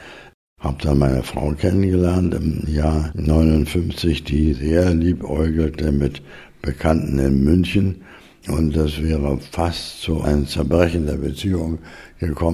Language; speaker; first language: German; native; German